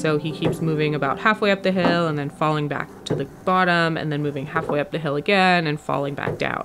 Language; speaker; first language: English; native; English